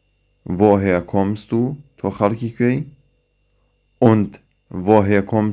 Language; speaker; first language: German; non-native, fluent; Central Kurdish